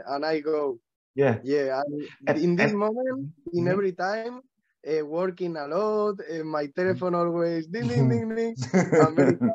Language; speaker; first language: English; non-native, learner; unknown